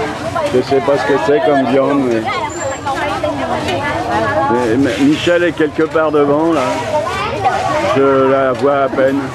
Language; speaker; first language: French; native; French